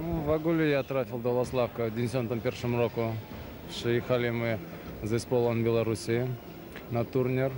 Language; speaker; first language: Polish; non-native, learner; Russian